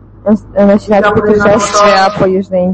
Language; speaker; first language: Russian; non-native, fluent; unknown